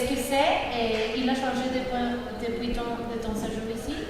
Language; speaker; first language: French; non-native, learner; Spanish